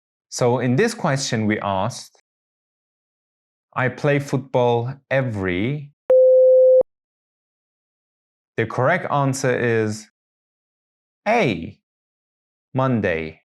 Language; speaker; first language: English; non-native, fluent; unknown